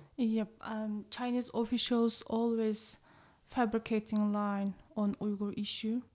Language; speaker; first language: English; non-native, learner; Chinese